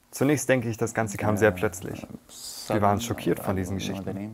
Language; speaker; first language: German; non-native, fluent; Arabic